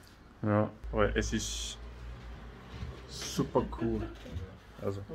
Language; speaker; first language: German; non-native, learner; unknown